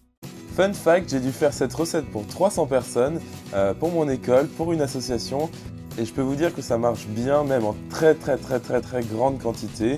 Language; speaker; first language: French; native; French